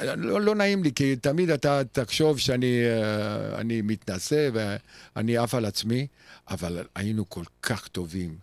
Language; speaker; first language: Hebrew; non-native, fluent; Romanian